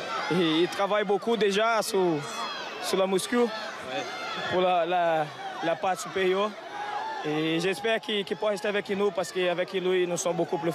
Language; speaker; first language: French; non-native, learner; Portuguese